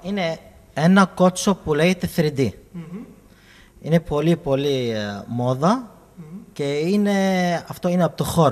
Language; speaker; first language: Greek; non-native, fluent; Arabic